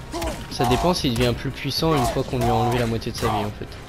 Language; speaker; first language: French; native; French